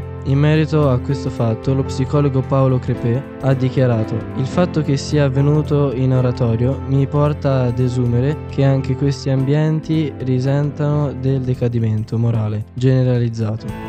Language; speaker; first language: Italian; native; Italian